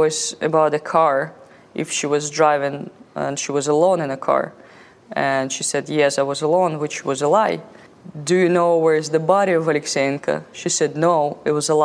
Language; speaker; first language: English; non-native, fluent; Russian